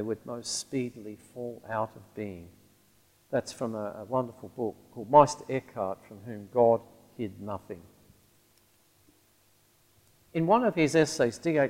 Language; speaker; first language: English; native; English